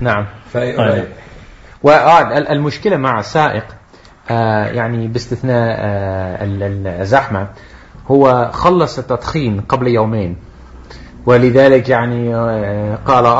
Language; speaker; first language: Arabic; non-native, fluent; Dutch